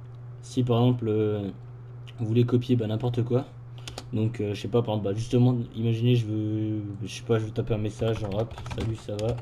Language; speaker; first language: French; native; French